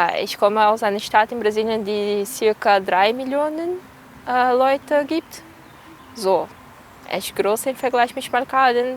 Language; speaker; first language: German; non-native, learner; Portuguese